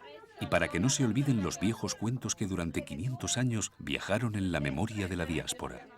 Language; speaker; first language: Spanish; native; Spanish